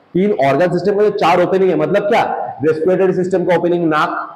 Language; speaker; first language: Hindi; non-native, local second language; Bangla